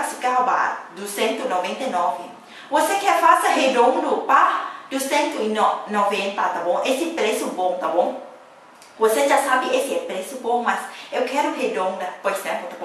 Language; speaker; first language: Portuguese; non-native, learner; Thai